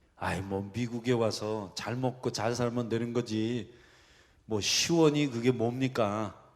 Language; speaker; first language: Korean; early bilingual, heritage; Korean